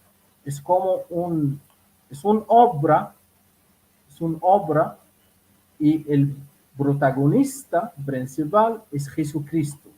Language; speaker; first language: Spanish; non-native, fluent; Arabic